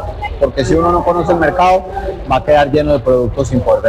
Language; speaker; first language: Spanish; native; Spanish